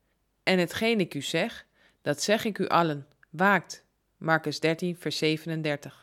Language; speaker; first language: Dutch; native; Dutch